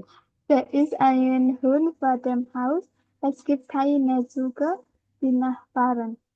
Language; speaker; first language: German; non-native, learner; Indonesian